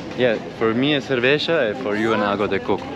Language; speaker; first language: English; non-native, fluent; Swiss German